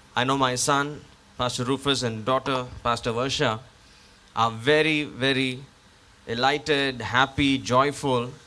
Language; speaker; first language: English; non-native, local second language; Tamil